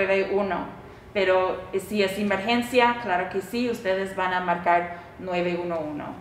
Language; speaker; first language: Spanish; early bilingual, heritage; Spanish